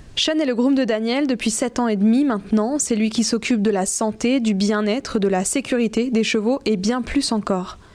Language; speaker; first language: French; native; French